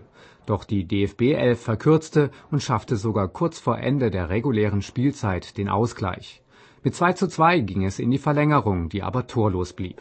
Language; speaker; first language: German; native; German